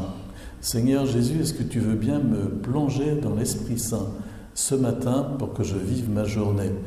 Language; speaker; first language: French; native; French